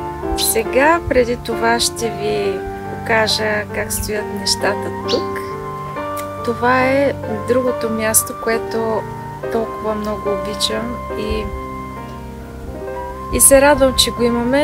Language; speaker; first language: Bulgarian; native; Bulgarian